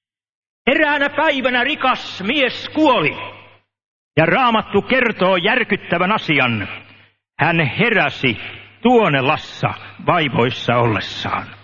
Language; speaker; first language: Finnish; native; Finnish